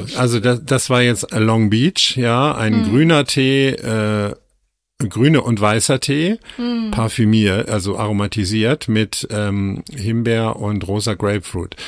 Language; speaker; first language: German; native; German